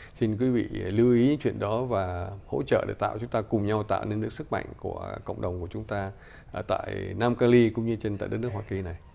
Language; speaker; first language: Vietnamese; native; Vietnamese